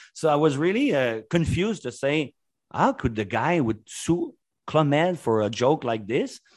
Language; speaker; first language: English; non-native, fluent; French